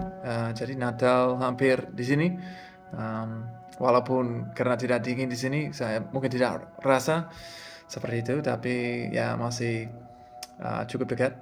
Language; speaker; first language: Indonesian; non-native, fluent; English